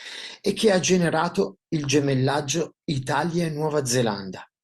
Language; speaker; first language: Italian; native; Italian